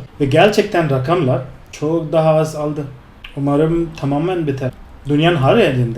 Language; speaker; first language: Turkish; non-native, fluent; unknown